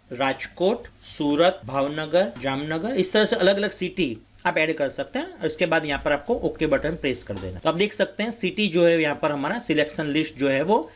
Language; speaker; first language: Hindi; non-native, local second language; Gujarati